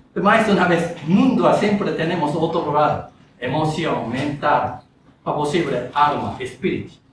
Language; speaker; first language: Spanish; non-native, learner; Japanese